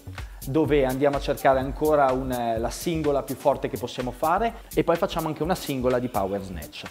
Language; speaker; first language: Italian; native; Italian